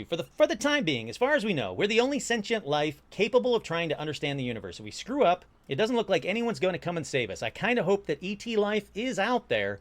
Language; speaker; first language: English; native; English